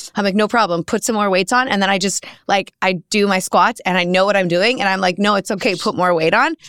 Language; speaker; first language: English; native; English